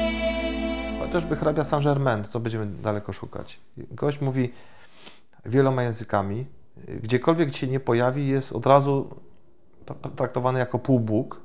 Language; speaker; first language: Polish; native; Polish